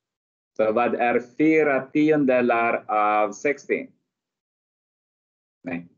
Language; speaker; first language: Swedish; non-native, fluent; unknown